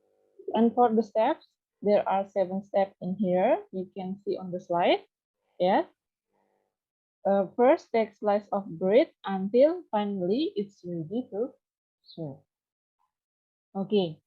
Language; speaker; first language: English; non-native, learner; Indonesian